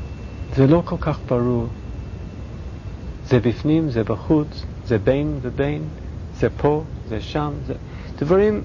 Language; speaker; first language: Hebrew; non-native, fluent; English